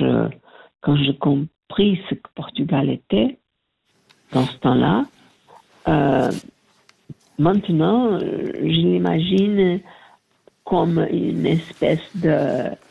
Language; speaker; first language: French; non-native, fluent; Portuguese